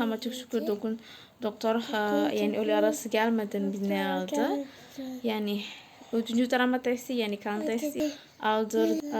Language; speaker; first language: Turkish; non-native, fluent; Indonesian